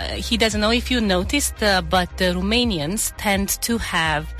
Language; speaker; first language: English; non-native, fluent; Romanian